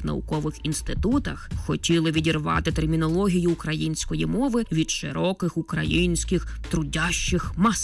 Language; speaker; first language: Ukrainian; native; Ukrainian